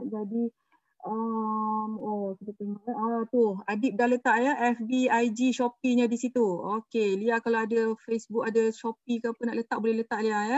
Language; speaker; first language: Malay; native; Malay